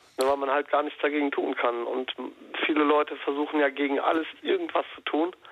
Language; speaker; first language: German; native; German